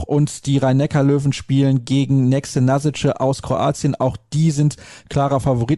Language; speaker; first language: German; native; German